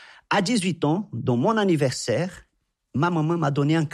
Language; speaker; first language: French; non-native, fluent; Portuguese